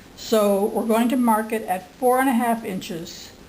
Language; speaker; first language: English; native; English